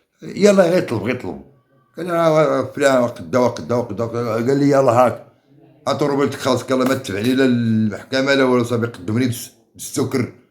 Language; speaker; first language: Arabic; native; Arabic